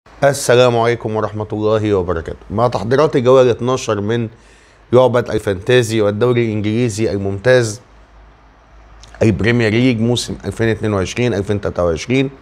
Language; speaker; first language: Arabic; native; Arabic